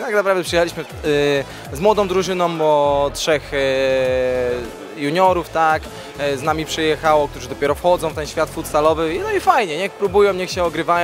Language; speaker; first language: Polish; native; Polish